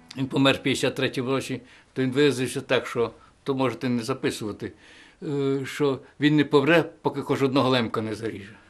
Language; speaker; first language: Ukrainian; native; Ukrainian